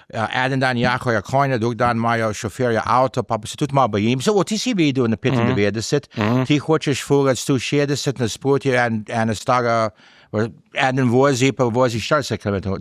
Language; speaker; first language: Slovenian; early bilingual, heritage; English